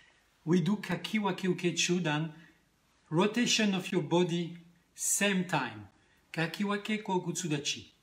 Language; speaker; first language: English; non-native, learner; French